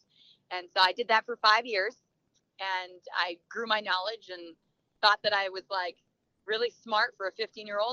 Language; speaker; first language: English; native; English